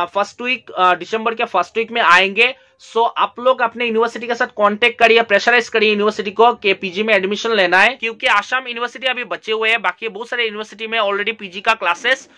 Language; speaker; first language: Hindi; non-native, local second language; Bangla